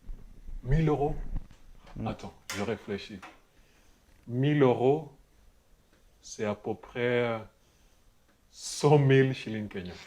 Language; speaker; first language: French; non-native, fluent; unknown